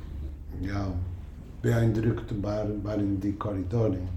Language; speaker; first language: German; non-native, learner; Spanish